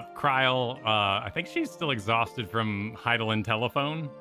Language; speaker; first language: English; native; English